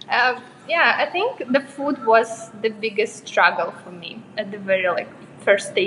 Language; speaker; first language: English; non-native, fluent; Russian